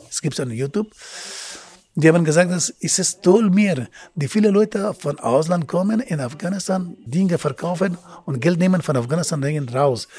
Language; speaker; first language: German; non-native, learner; Persian